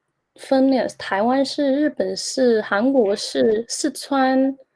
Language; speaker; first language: Chinese; early bilingual, heritage; Chinese